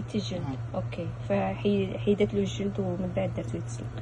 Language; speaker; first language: Arabic; native; Arabic